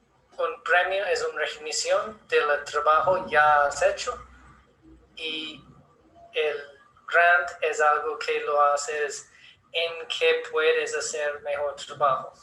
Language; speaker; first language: Spanish; non-native, learner; English